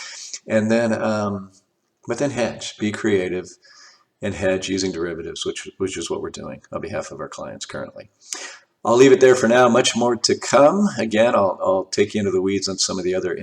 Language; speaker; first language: English; native; English